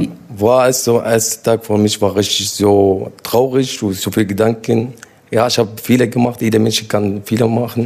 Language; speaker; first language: German; non-native, learner; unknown